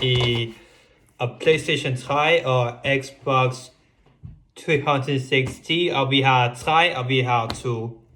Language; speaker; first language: Danish; non-native, local second language; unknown